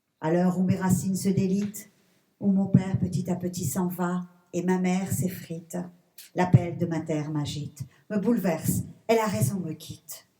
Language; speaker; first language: French; early bilingual, other home language; Persian